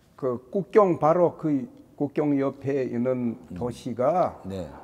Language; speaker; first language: Korean; non-native, learner; Russian